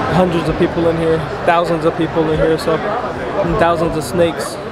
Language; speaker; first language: English; native; English